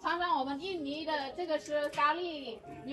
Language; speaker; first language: Chinese; non-native, fluent; Indonesian